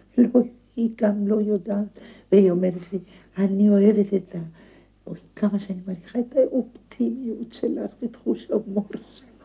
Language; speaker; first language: Hebrew; non-native, fluent; Romanian